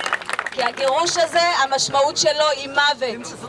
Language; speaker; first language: Hebrew; early bilingual, other home language; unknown